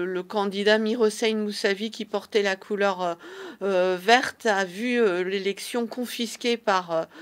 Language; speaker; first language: French; early bilingual, other home language; Persian